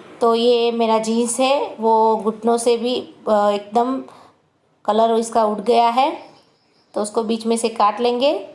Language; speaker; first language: Hindi; non-native, local second language; Gujarati